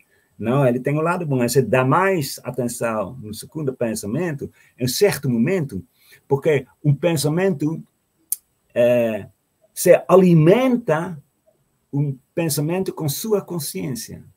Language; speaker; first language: Portuguese; non-native, fluent; Dutch